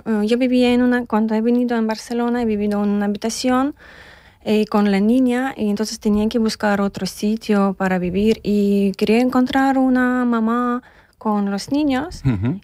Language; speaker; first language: Spanish; non-native, learner; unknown